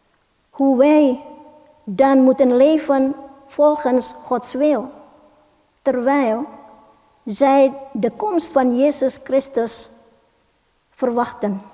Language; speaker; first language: Dutch; non-native, fluent; Indonesian